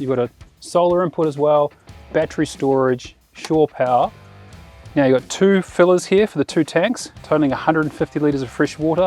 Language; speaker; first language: English; native; English